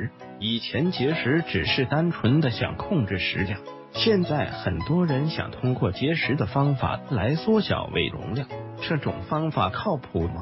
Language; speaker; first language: Chinese; native; Chinese